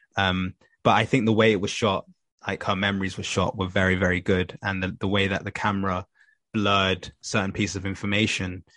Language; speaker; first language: English; native; English